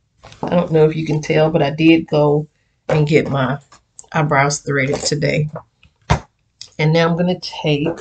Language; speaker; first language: English; native; English